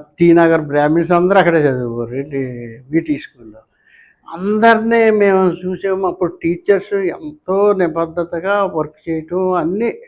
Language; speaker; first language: Telugu; native; Telugu